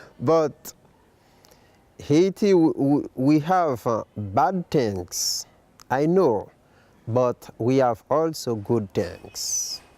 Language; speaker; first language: English; non-native, local second language; Haitian Creole